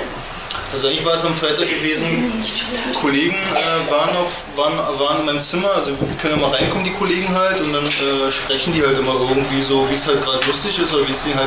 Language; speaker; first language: German; early bilingual, other home language; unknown